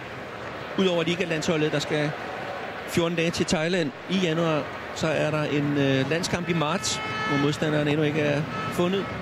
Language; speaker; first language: Danish; native; Danish